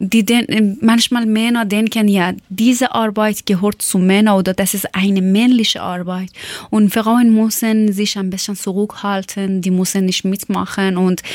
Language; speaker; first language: German; non-native, fluent; Persian